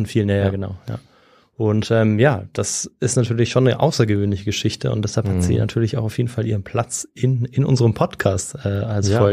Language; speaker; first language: German; native; German